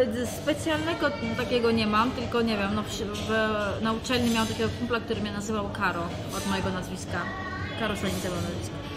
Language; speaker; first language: Polish; non-native, fluent; Georgian